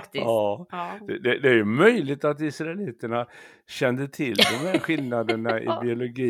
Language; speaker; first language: Swedish; native; Swedish